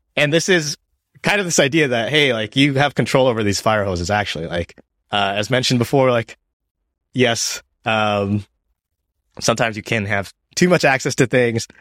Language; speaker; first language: English; early bilingual, other home language; Japanese